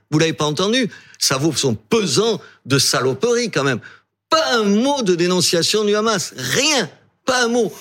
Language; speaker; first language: French; native; French